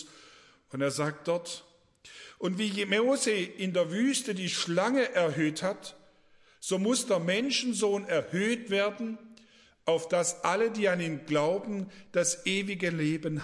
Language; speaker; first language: German; native; German